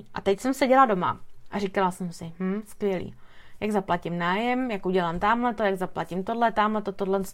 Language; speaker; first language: Czech; native; Czech